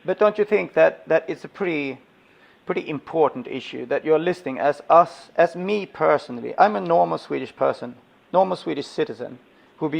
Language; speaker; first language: English; non-native, fluent; Swedish